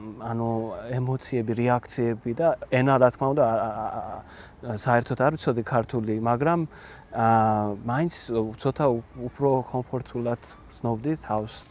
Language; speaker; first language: Georgian; non-native, learner; Persian